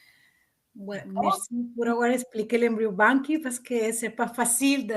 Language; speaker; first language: French; non-native, fluent; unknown